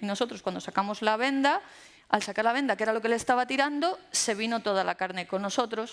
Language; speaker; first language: Spanish; native; Spanish